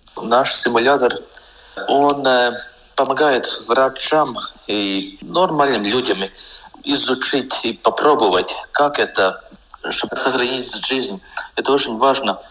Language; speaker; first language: Russian; non-native, local second language; Latvian